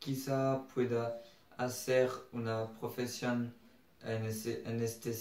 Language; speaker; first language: Spanish; non-native, learner; French